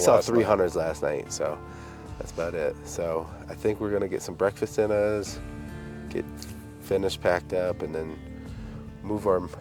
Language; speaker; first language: English; native; English